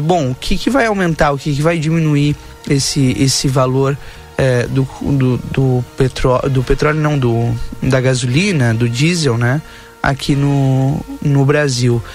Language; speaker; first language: Portuguese; native; Portuguese